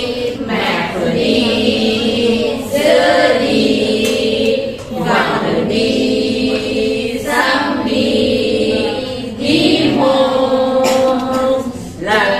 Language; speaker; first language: French; non-native, fluent; Indonesian